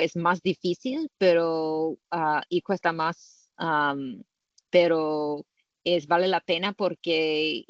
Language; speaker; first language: Spanish; non-native, learner; English